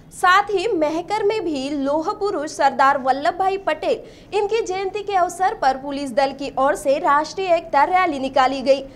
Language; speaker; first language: Hindi; non-native, local second language; Marathi